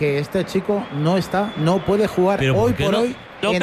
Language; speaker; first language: Spanish; native; Spanish